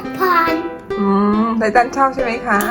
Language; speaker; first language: Thai; native; Thai